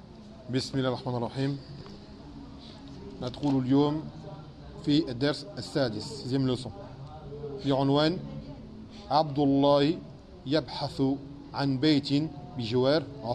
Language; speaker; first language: Arabic; non-native, fluent; French